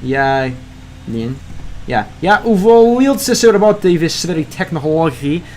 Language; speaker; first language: Russian; non-native, learner; English